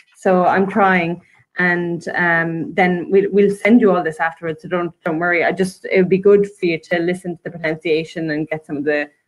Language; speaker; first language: English; native; English